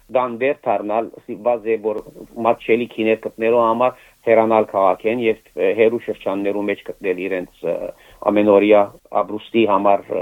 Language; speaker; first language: Armenian; early bilingual, heritage; Armenian